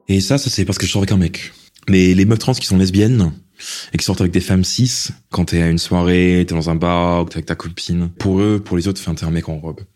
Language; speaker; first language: French; non-native, fluent; English